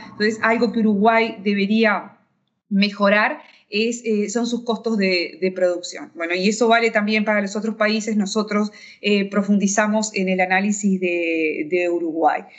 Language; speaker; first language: Spanish; native; Spanish